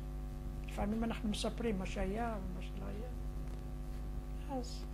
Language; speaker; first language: Hebrew; non-native, fluent; Arabic